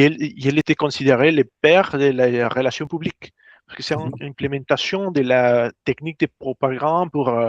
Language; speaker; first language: French; non-native, fluent; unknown